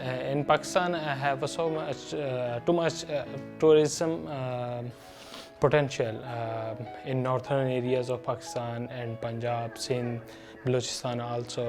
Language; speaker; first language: English; non-native, learner; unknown